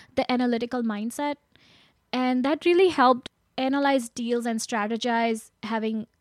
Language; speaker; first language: English; non-native, local second language; Gujarati